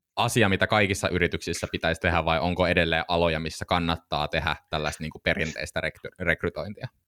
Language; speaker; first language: Finnish; native; Finnish